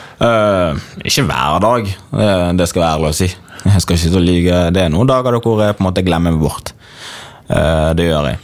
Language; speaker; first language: Norwegian; early bilingual, other home language; Swahili